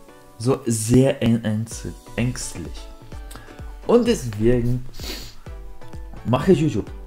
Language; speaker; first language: German; non-native, learner; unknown